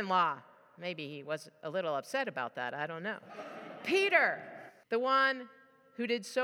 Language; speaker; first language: English; native; English